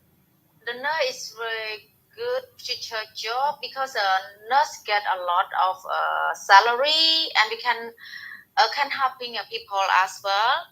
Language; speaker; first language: English; non-native, learner; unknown